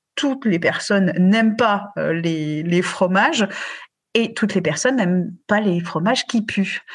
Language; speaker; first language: French; native; French